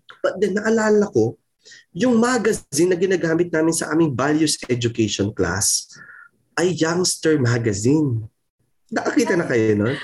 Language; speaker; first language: Filipino; non-native, local second language; Pampanga